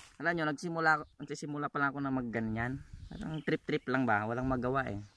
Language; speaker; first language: Filipino; non-native, local second language; Iloko